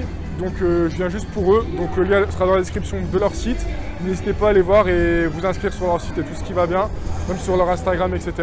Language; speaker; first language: French; native; French